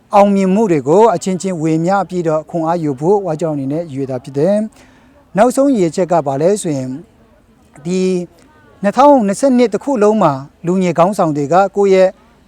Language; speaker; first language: Burmese; non-native, local second language; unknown